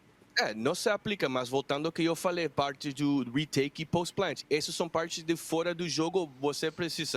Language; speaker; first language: Portuguese; non-native, fluent; Spanish